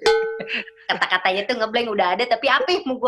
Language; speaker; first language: Indonesian; native; Indonesian